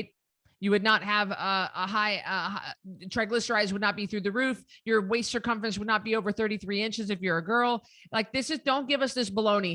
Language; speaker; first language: English; native; English